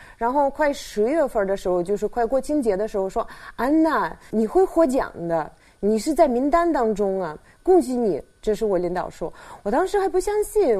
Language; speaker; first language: Chinese; non-native, fluent; Russian